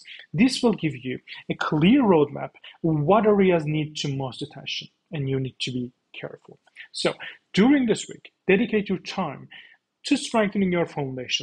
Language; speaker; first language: English; non-native, fluent; Turkish